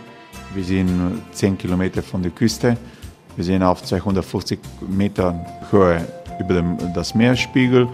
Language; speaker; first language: German; non-native, fluent; Croatian